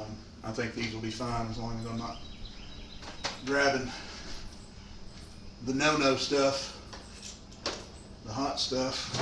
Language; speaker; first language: English; native; English